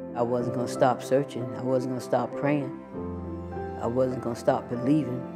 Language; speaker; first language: English; native; English